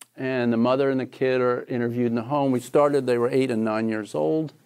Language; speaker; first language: English; native; English